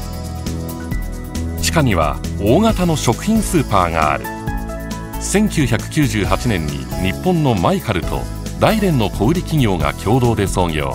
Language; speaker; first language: Japanese; native; Japanese